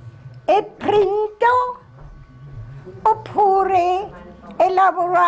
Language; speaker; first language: Italian; non-native, fluent; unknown